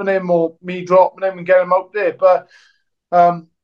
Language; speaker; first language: English; native; English